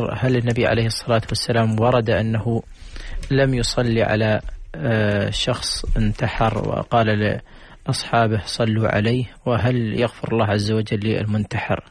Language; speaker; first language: Arabic; native; Arabic